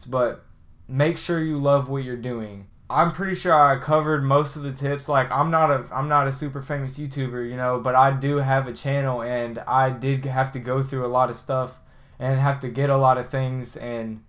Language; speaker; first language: English; native; English